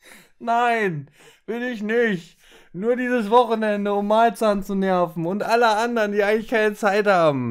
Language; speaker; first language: German; native; German